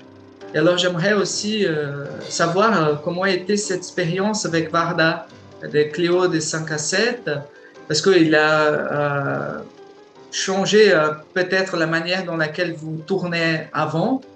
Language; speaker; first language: French; non-native, fluent; Portuguese